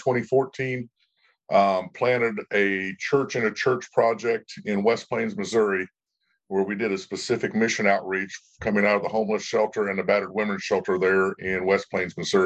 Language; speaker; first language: English; native; English